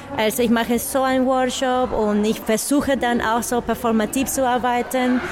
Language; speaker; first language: German; non-native, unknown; Spanish